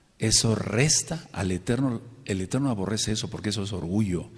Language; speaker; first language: Spanish; native; Spanish